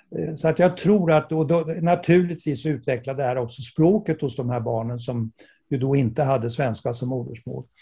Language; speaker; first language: Swedish; native; Swedish